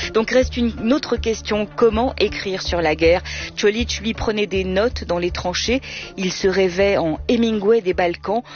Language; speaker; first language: French; native; French